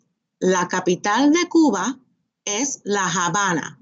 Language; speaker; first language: Spanish; non-native, fluent; English